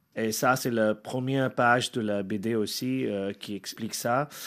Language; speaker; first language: French; non-native, learner; Arabic